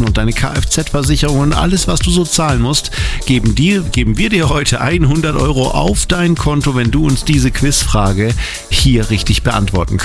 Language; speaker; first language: German; native; German